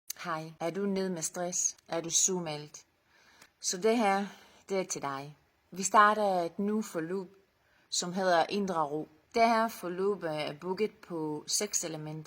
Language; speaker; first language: Danish; non-native, fluent; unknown